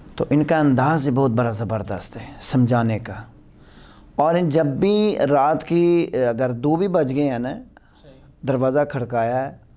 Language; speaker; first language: Urdu; non-native, local second language; Punjabi